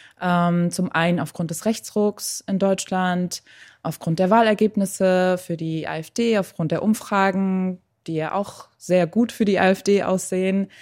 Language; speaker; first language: German; early bilingual, other home language; Persian